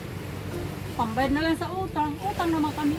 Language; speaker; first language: Filipino; non-native, local second language; Bikol